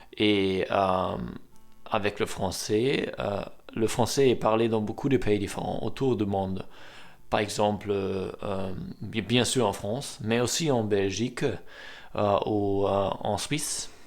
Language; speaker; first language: French; non-native, learner; German